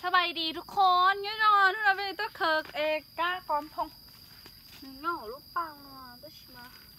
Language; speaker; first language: Thai; non-native, local second language; Hmong